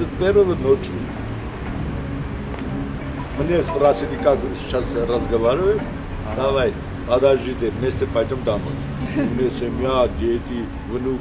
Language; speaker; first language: Russian; non-native, local second language; Armenian